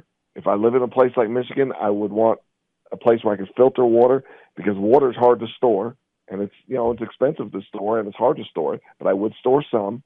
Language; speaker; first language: English; native; English